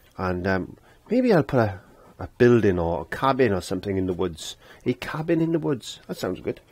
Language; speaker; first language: English; native; English